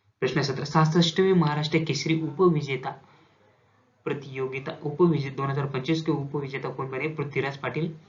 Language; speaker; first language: Hindi; non-native, local second language; Marathi